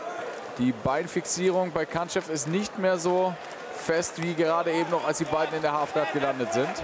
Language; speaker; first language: German; native; German